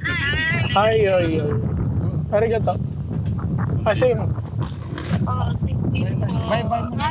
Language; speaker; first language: Japanese; non-native, learner; Pampanga